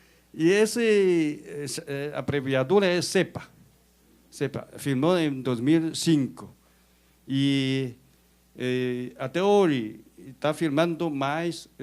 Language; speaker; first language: Spanish; non-native, fluent; Chinese